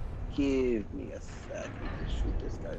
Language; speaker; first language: English; native; English